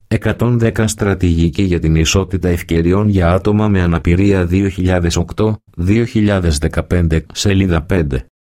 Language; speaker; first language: Greek; native; Greek